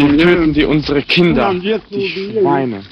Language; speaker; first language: German; non-native, learner; Croatian